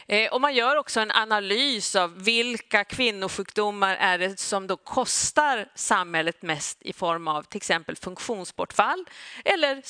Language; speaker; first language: Swedish; native; Swedish